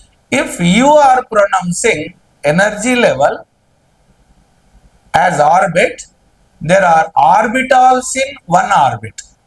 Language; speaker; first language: English; non-native, local second language; Telugu